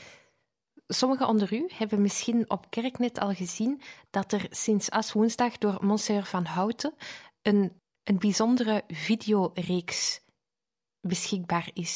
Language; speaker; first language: Dutch; native; Dutch